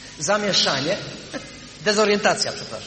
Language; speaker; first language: Polish; native; Polish